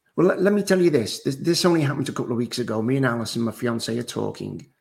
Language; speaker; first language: English; native; English